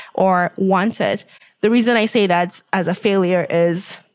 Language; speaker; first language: English; non-native, fluent; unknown